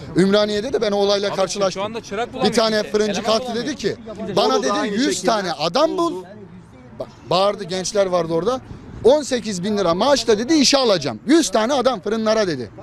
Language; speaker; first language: Turkish; non-native, fluent; Arabic